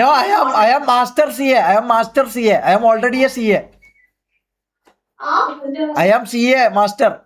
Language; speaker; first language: English; non-native, learner; Malayalam